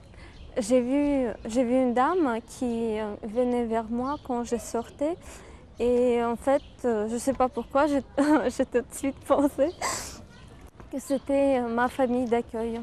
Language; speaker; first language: French; non-native, fluent; Ukrainian